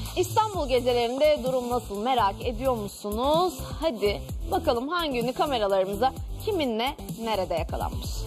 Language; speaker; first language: Turkish; non-native, fluent; Portuguese